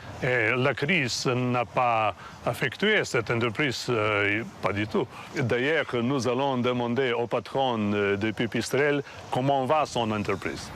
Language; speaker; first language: French; non-native, fluent; Slovenian